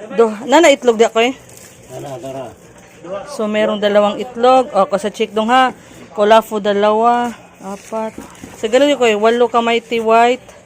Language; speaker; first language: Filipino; non-native, local second language; Cebuano